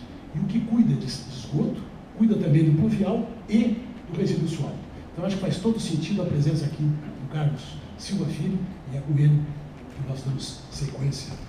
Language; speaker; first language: Portuguese; native; Portuguese